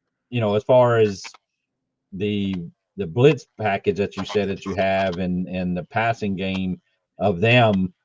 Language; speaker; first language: English; native; English